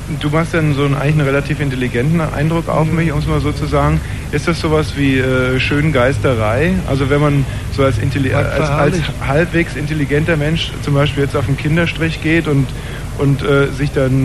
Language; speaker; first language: German; native; German